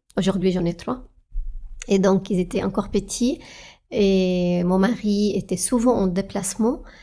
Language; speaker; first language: French; non-native, fluent; Arabic